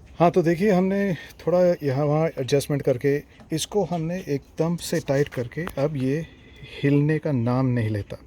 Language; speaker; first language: Hindi; non-native, local second language; Tamil